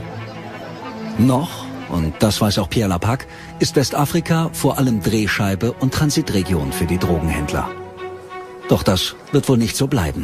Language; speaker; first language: German; native; German